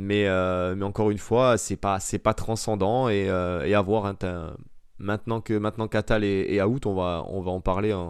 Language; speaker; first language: French; native; French